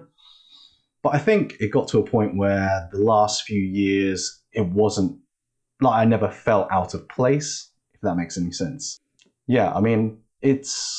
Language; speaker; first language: English; native; English